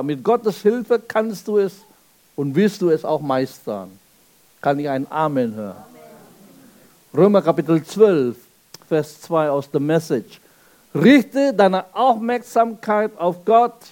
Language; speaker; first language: German; non-native, fluent; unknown